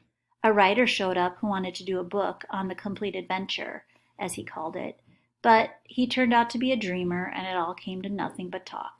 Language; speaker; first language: English; native; English